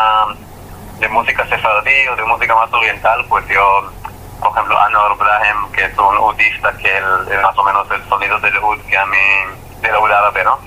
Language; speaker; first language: Spanish; non-native, fluent; Hebrew